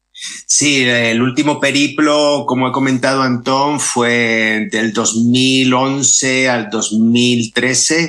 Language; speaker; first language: Spanish; native; Spanish